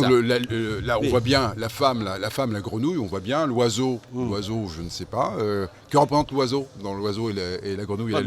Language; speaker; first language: French; native; French